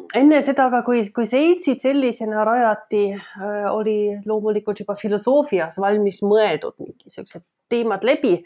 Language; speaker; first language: Estonian; non-native, fluent; German